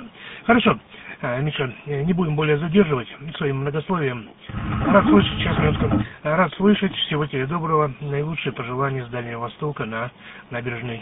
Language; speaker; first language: Russian; native; Russian